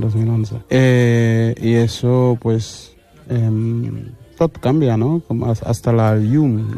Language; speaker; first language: Catalan; non-native, fluent; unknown